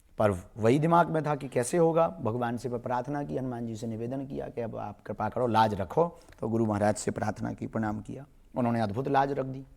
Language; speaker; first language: Hindi; native; Hindi